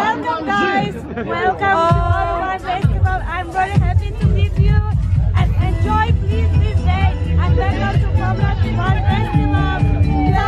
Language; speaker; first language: English; non-native, learner; Gagauz